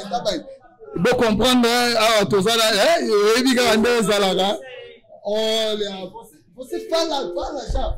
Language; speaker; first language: Portuguese; non-native, learner; Lingala